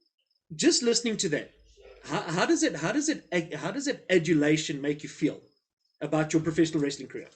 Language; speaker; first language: English; native; English